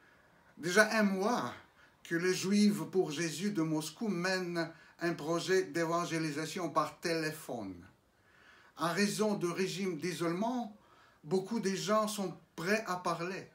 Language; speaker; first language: French; non-native, fluent; Russian